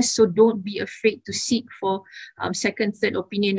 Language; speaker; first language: English; non-native, local second language; Malay